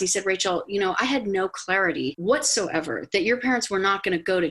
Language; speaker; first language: English; native; English